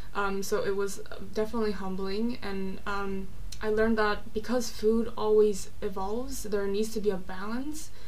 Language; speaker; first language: English; non-native, fluent; Korean